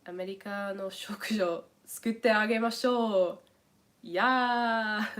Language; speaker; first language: Japanese; non-native, learner; English